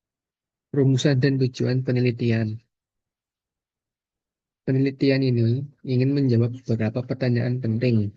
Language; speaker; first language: Indonesian; native; Indonesian